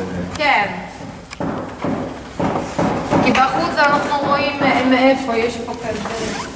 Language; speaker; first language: Hebrew; non-native, fluent; Polish